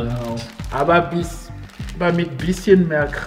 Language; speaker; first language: German; non-native, fluent; Ewe